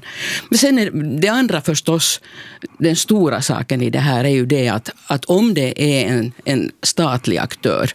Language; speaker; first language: Swedish; native; Swedish